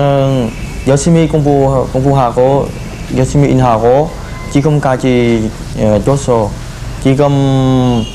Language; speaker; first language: Korean; non-native, learner; Vietnamese